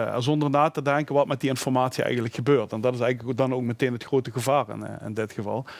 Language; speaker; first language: Dutch; native; Dutch